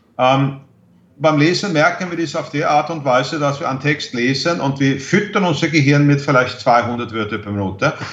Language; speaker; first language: German; non-native, fluent; Swedish